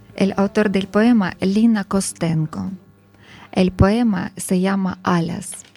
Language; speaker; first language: Spanish; non-native, learner; Ukrainian